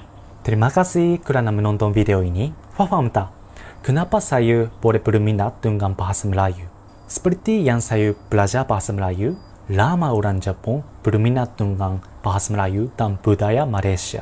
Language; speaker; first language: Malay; non-native, learner; Japanese